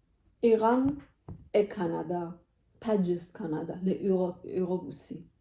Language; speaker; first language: French; non-native, learner; Persian